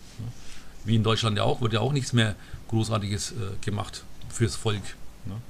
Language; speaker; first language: German; early bilingual, other home language; Turkish